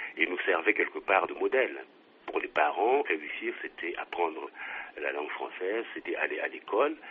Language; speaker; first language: French; non-native, local second language; Kongo